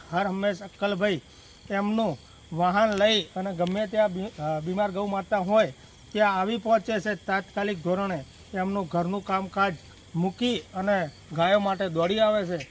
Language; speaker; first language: Gujarati; native; Gujarati